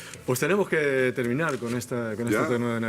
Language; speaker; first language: Spanish; native; Spanish